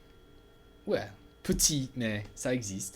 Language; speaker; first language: French; non-native, learner; English